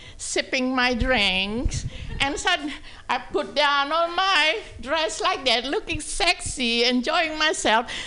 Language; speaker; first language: English; non-native, fluent; Indonesian